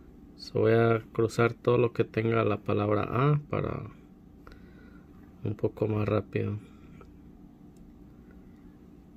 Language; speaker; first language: Spanish; early bilingual, heritage; Spanish